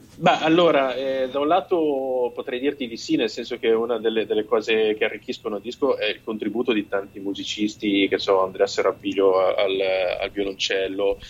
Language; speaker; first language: Italian; native; Italian